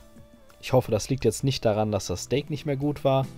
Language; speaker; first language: German; native; German